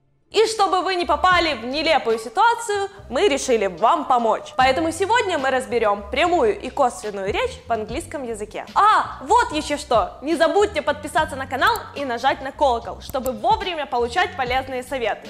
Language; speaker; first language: Russian; native; Russian